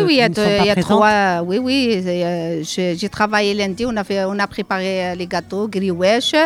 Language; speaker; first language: French; non-native, learner; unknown